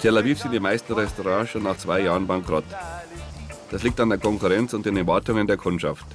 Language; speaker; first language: German; native; German